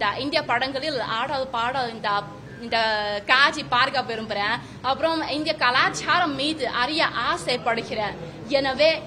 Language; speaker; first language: Tamil; non-native, fluent; Chinese